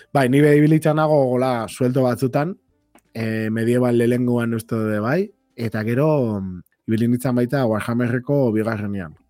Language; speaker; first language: Basque; native; Basque